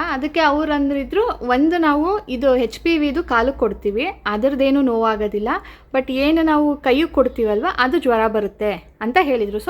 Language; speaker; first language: Kannada; non-native, local second language; Marathi